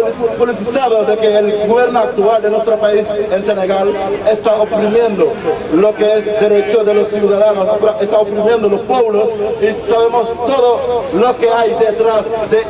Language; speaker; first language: Spanish; non-native, local second language; Wolof